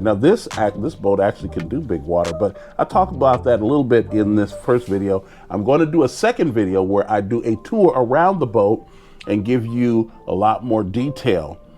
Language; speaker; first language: English; native; English